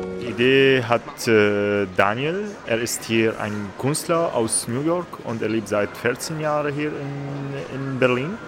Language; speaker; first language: German; non-native, learner; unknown